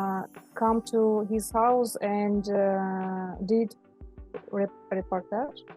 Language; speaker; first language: English; non-native, learner; Russian